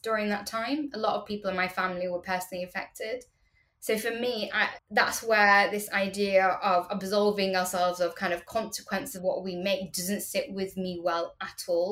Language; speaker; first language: English; native; English